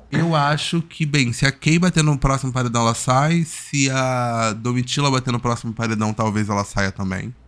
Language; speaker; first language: Portuguese; native; Portuguese